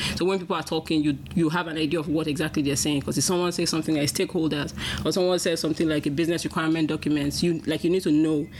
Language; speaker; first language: English; non-native, local second language; Yoruba